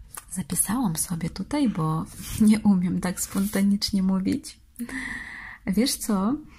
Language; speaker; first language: Polish; non-native, fluent; Russian